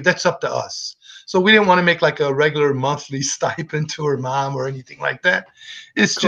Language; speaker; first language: English; native; English